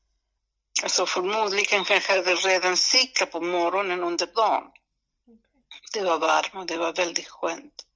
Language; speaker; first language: Swedish; non-native, fluent; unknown